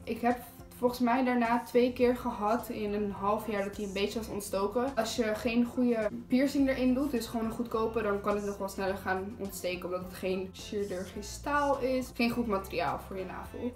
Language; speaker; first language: Dutch; native; Dutch